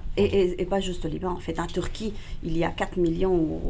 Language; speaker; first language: French; non-native, fluent; Spanish